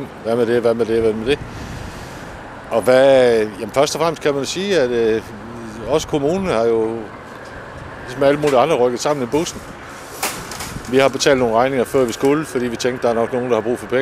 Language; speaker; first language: Danish; native; Danish